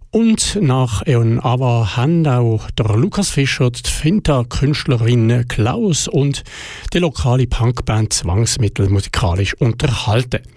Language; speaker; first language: German; native; German